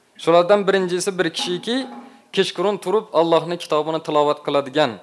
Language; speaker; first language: Uzbek; native; Uzbek